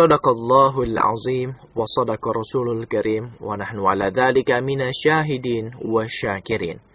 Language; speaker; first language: Arabic; non-native, fluent; Indonesian